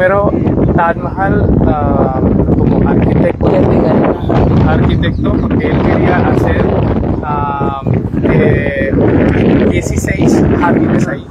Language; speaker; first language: Spanish; non-native, learner; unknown